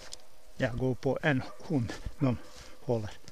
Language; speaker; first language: Swedish; non-native, learner; Bosnian